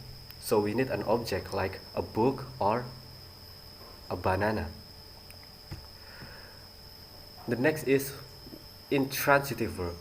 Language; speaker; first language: English; non-native, learner; Indonesian